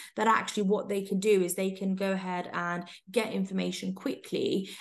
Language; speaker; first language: English; native; English